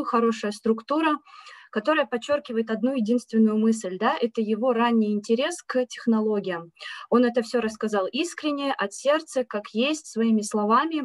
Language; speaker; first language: Russian; native; Russian